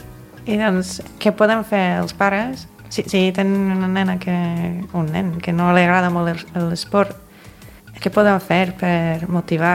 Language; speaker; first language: Catalan; non-native, fluent; English